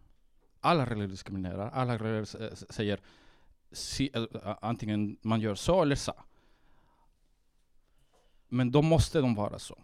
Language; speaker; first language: Swedish; early bilingual, heritage; Swedish